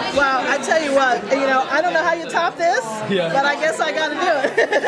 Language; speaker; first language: English; native; English